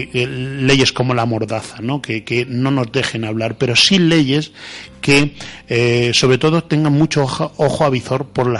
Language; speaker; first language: Spanish; native; Spanish